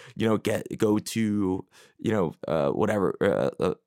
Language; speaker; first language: English; native; English